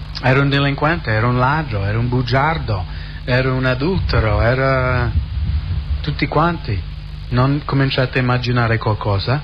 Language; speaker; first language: Italian; non-native, fluent; English